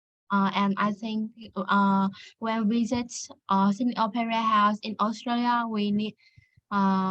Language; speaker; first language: English; non-native, learner; Vietnamese